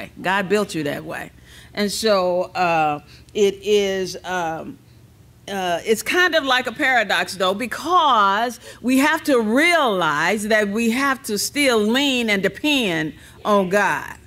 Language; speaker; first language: English; native; English